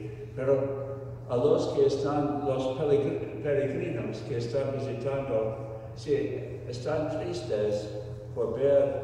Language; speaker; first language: Spanish; non-native, fluent; English